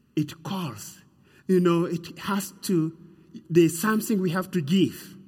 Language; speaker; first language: English; non-native, fluent; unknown